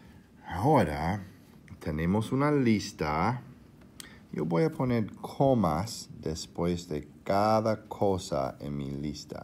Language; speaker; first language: Spanish; non-native, fluent; English